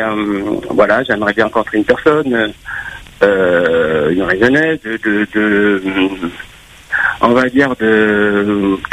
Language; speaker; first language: French; native; French